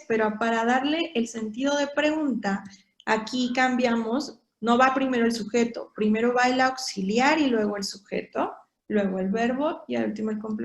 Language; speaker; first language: Spanish; non-native, fluent; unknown